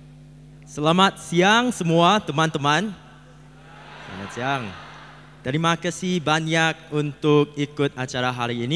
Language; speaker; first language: Indonesian; non-native, learner; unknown